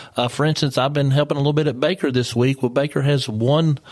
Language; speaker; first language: English; native; English